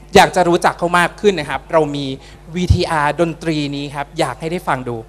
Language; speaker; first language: Thai; native; Thai